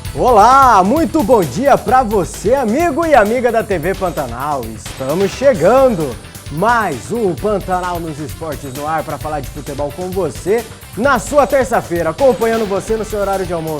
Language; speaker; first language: Portuguese; native; Portuguese